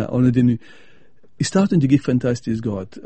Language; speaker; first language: Danish; non-native, fluent; Arabic